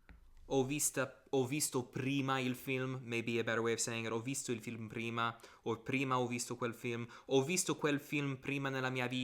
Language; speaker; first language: Italian; non-native, fluent; English